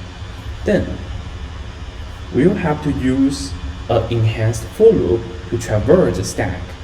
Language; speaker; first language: English; non-native, fluent; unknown